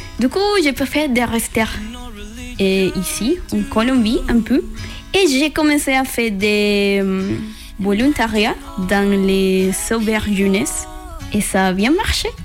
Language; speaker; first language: French; non-native, learner; Spanish